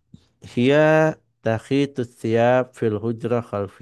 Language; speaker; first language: Arabic; non-native, fluent; Indonesian